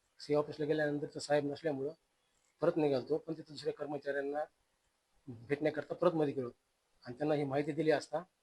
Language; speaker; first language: Marathi; native; Marathi